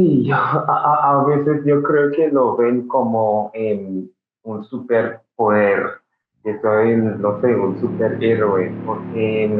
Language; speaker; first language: Spanish; non-native, fluent; English